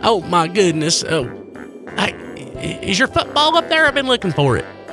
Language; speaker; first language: English; native; English